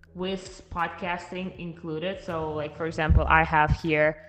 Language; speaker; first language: English; non-native, fluent; Russian